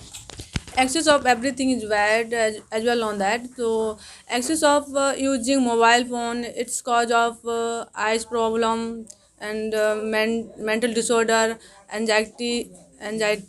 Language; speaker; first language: English; non-native, learner; Hindi